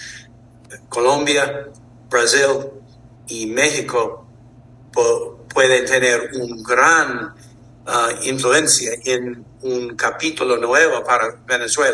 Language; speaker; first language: Spanish; non-native, fluent; English